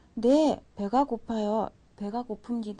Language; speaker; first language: Korean; non-native, fluent; Mongolian